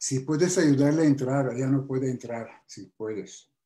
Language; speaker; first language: Spanish; non-native, fluent; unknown